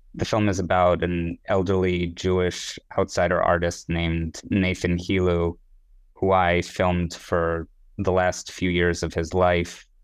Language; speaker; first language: English; non-native, fluent; Hebrew